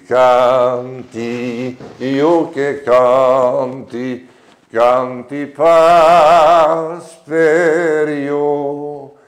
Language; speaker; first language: French; non-native, local second language; Occitan